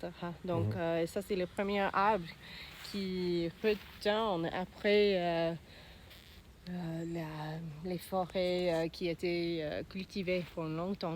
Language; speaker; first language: French; non-native, learner; English